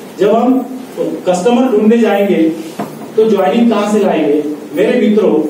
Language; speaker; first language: Hindi; non-native, local second language; Marathi